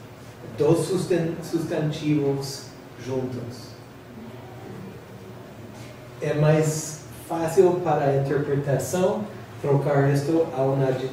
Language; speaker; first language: Portuguese; non-native, learner; English